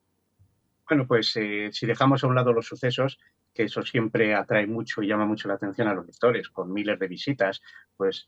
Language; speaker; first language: Spanish; native; Spanish